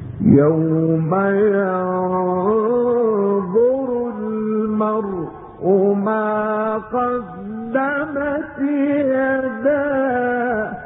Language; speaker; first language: Arabic; native; Arabic